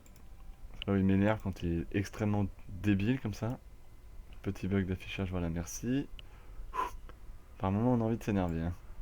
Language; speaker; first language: French; native; French